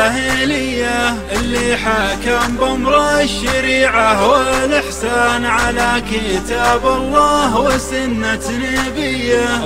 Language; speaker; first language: Arabic; native; Arabic